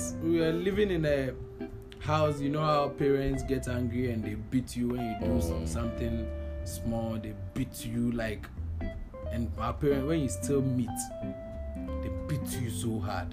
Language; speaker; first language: English; non-native, local second language; Akan